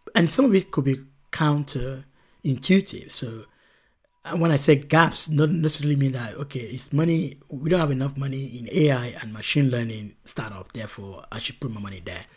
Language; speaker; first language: English; non-native, local second language; Yoruba